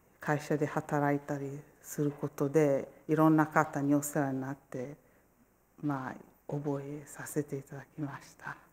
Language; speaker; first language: Japanese; non-native, fluent; Italian